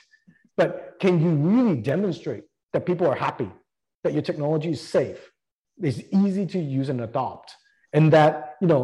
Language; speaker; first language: English; non-native, local second language; Cantonese